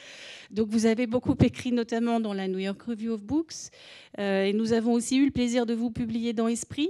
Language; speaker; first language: French; native; French